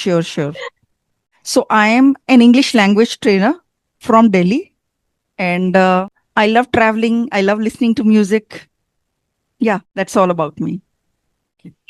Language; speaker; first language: English; non-native, fluent; Hindi